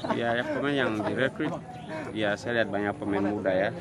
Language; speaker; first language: Indonesian; non-native, learner; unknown